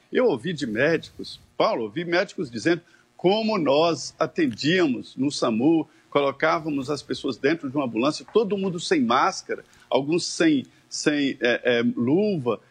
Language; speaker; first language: Portuguese; native; Portuguese